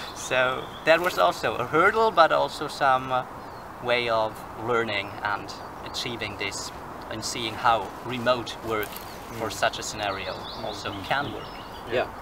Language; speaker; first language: English; non-native, fluent; German